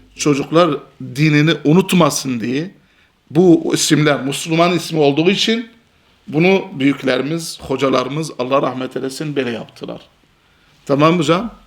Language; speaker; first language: Turkish; non-native, fluent; Albanian